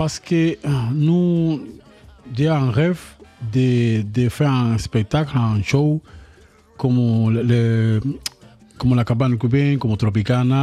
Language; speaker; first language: French; non-native, learner; Spanish